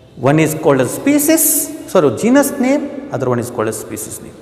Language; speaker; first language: English; non-native, local second language; Kannada